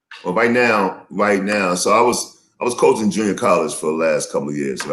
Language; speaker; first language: English; native; English